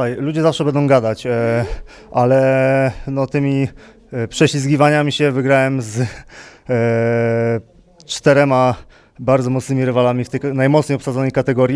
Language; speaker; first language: Polish; native; Polish